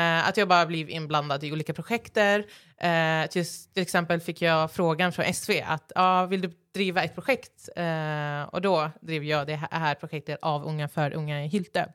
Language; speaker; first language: Swedish; early bilingual, other home language; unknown